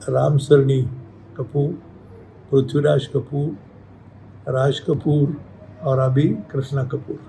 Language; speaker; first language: Hindi; non-native, local second language; Marathi